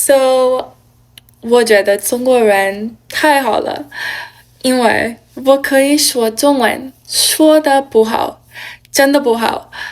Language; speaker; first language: Chinese; non-native, learner; English